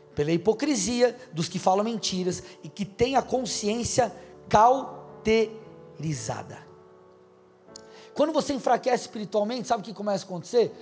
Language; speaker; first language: Portuguese; native; Portuguese